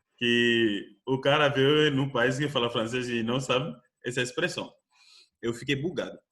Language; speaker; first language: Portuguese; non-native, fluent; French